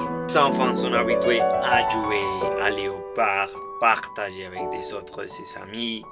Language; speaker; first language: French; non-native, learner; Spanish